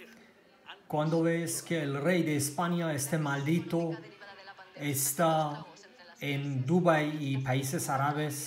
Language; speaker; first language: Spanish; non-native, learner; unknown